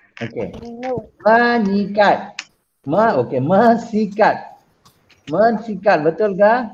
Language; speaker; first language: Malay; non-native, local second language; Tamil